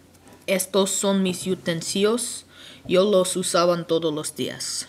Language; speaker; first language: Spanish; non-native, learner; English